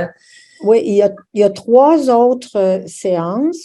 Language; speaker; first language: French; native; French